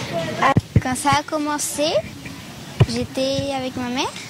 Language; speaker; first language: French; non-native, learner; Spanish